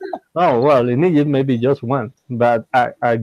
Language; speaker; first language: English; non-native, learner; Spanish